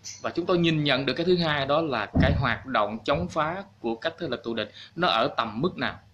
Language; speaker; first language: Vietnamese; native; Vietnamese